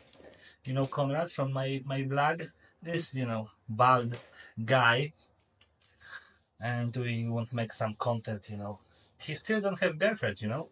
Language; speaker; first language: English; non-native, learner; Polish